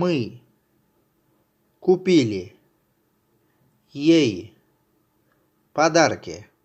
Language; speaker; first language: Russian; non-native, fluent; Tajik